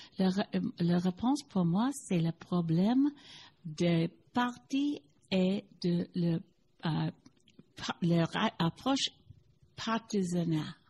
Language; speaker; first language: French; non-native, learner; English